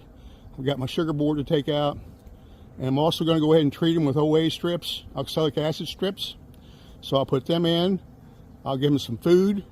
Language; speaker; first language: English; native; English